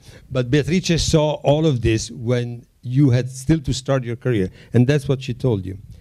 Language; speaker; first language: English; non-native, fluent; Italian